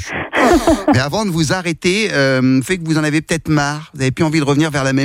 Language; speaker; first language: French; native; French